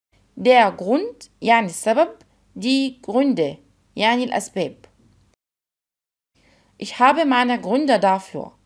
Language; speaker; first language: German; non-native, fluent; Arabic